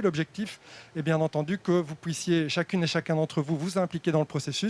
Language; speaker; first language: French; native; French